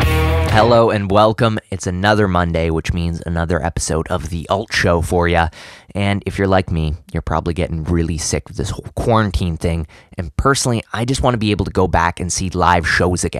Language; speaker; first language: English; native; English